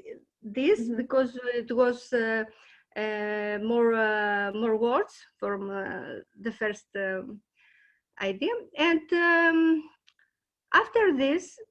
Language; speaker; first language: English; non-native, learner; Greek